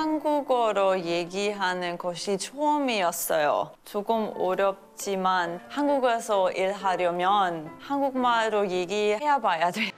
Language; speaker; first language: Korean; non-native, learner; German